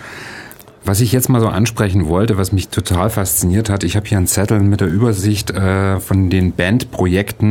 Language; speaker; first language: German; native; German